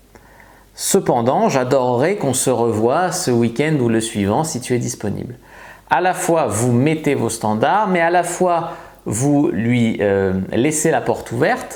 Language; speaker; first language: French; native; French